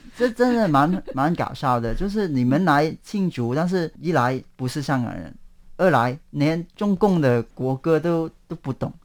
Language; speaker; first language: Chinese; non-native, local second language; Cantonese